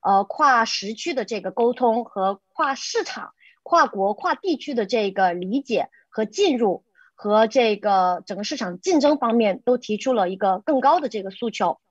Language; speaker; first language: Chinese; native; Chinese